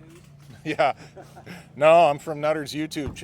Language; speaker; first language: English; native; English